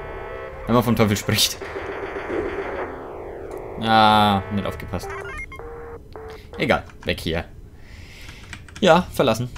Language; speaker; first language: German; native; German